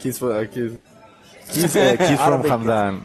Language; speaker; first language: English; non-native, learner; Spanish